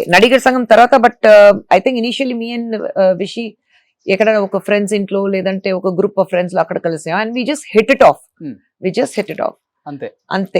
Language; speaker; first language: Telugu; non-native, fluent; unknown